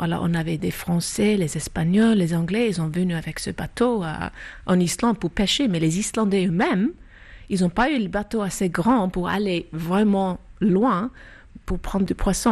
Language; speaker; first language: French; non-native, fluent; Icelandic